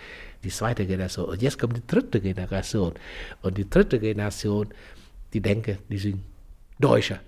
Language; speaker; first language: German; non-native, fluent; Vietnamese